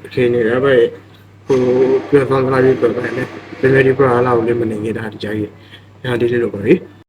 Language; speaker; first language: Burmese; native; Burmese